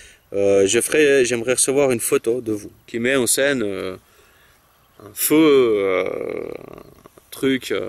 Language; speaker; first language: French; native; French